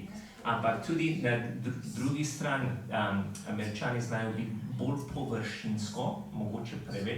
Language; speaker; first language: Slovenian; non-native, fluent; English